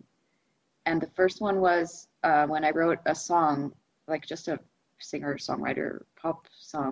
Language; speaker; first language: English; non-native, fluent; Russian